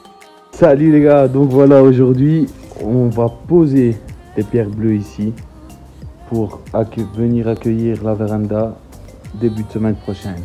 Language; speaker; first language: French; native; French